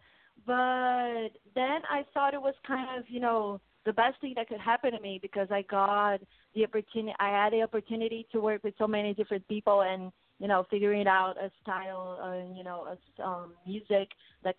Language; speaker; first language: English; non-native, fluent; Portuguese